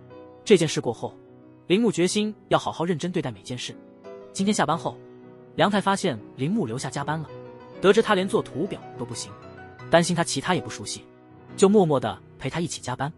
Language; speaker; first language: Chinese; native; Chinese